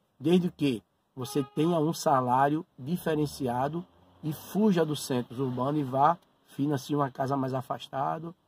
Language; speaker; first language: Portuguese; native; Portuguese